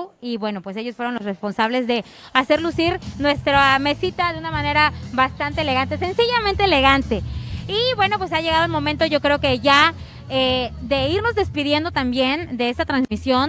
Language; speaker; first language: Spanish; native; Spanish